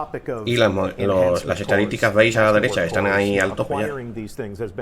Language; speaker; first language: Spanish; native; Spanish